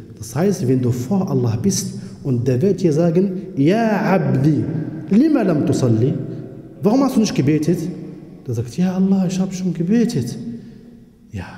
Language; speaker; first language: German; non-native, fluent; Arabic